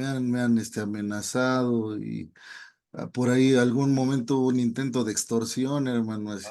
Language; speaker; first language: Spanish; native; Spanish